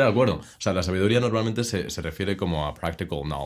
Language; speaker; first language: Spanish; native; Spanish